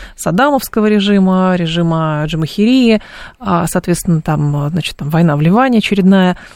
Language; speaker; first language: Russian; native; Russian